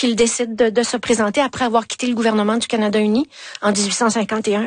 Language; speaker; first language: French; native; French